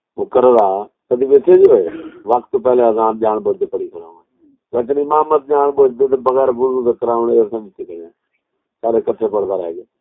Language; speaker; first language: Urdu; non-native, local second language; Punjabi